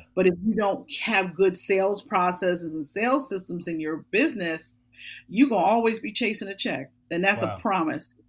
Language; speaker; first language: English; native; English